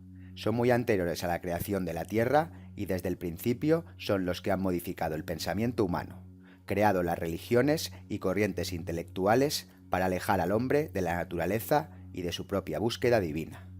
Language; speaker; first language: Spanish; native; Spanish